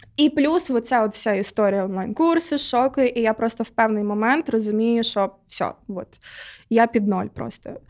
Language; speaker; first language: Ukrainian; non-native, local second language; Russian